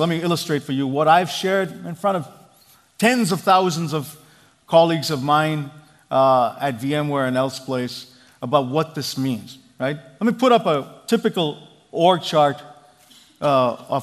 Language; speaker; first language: English; non-native, local second language; Malayalam